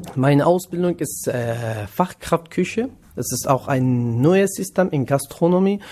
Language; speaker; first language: German; non-native, learner; Kurdish